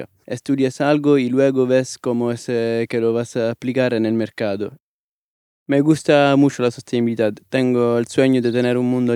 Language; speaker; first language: Spanish; non-native, fluent; Italian